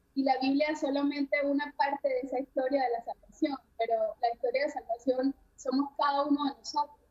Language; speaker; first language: Spanish; native; Spanish